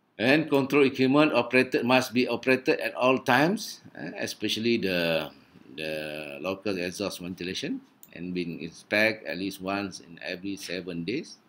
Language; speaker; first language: English; non-native, local second language; Malay